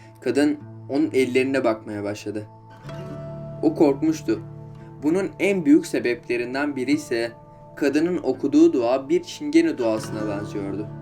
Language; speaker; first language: Turkish; native; Turkish